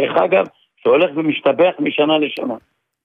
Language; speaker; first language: Hebrew; native; Hebrew